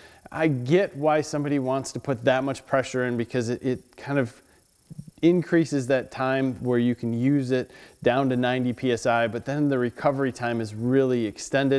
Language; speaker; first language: English; native; English